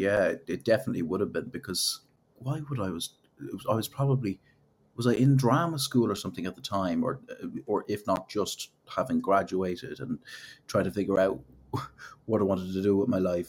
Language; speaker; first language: English; native; English